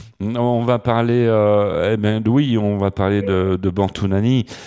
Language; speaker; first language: French; native; French